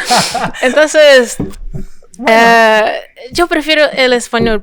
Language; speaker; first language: Spanish; non-native, fluent; French